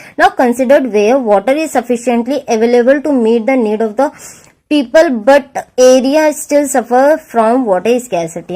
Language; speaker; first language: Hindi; native; Hindi